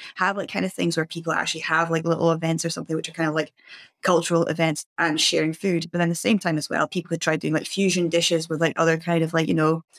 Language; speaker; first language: English; native; English